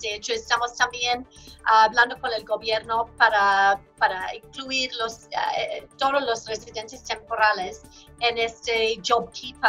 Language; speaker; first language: Spanish; non-native, fluent; English